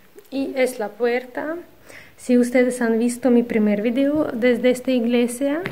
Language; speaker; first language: Spanish; non-native, fluent; Russian